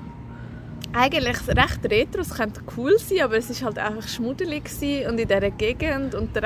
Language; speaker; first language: German; native; German